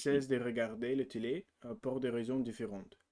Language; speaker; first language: French; non-native, learner; Russian